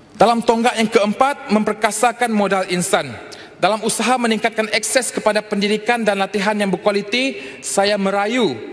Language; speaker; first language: Malay; non-native, local second language; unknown